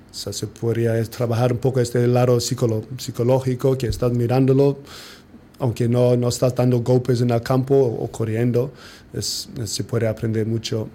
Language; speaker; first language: Spanish; non-native, fluent; English